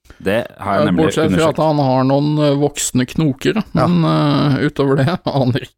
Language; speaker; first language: Norwegian; native; Norwegian